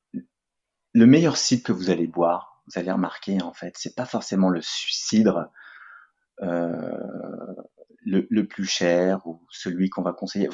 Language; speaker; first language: French; native; French